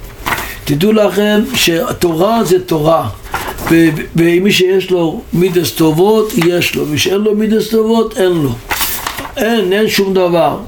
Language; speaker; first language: Hebrew; non-native, local second language; Yiddish